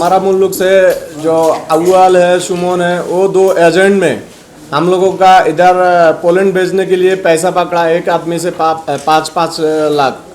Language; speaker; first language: Hindi; non-native, learner; Bangla